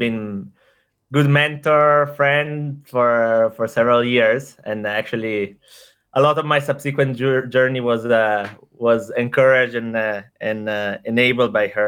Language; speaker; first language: English; non-native, fluent; Italian